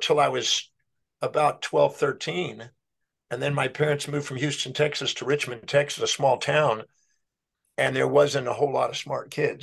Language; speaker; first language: English; native; English